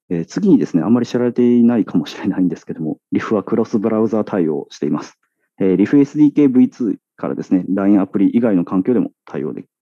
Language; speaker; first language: Japanese; native; Japanese